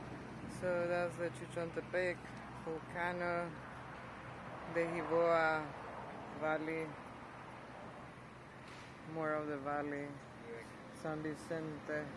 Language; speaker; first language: English; non-native, learner; Spanish